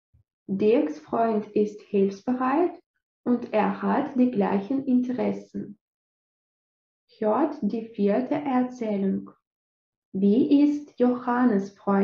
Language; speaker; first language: German; non-native, fluent; Russian